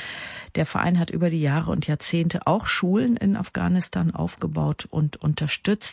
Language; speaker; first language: German; native; German